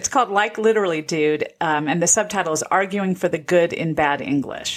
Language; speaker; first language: English; native; English